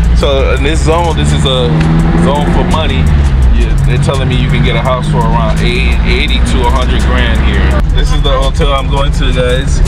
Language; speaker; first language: English; native; English